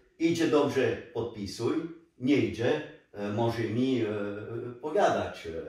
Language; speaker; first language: Polish; early bilingual, heritage; French